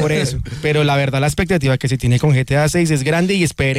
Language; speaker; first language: Spanish; native; Spanish